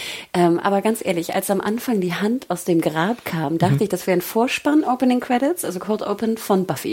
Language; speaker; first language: German; native; German